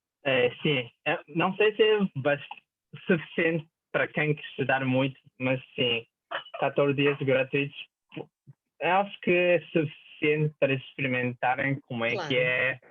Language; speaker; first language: Portuguese; non-native, fluent; Japanese